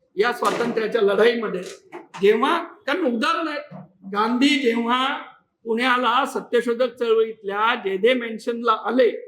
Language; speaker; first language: Marathi; native; Marathi